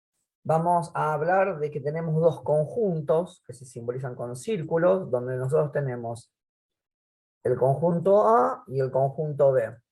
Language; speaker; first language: Spanish; native; Spanish